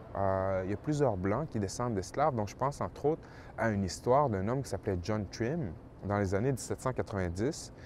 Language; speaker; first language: French; native; French